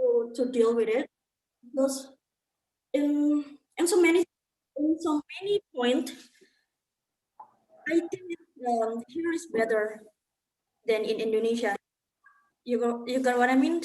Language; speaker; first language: English; non-native, learner; Indonesian